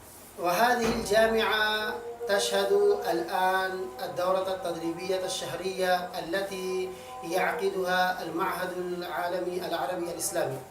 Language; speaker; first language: Arabic; non-native, fluent; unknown